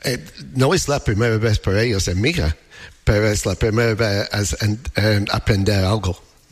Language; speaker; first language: Spanish; non-native, learner; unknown